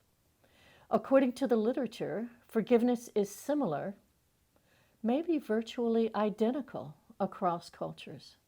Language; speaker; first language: English; native; English